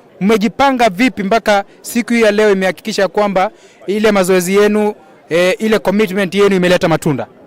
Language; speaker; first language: Swahili; non-native, local second language; Gusii